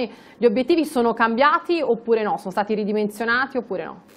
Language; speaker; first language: Italian; native; Italian